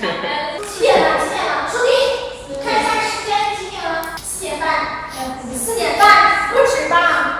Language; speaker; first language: Chinese; native; Chinese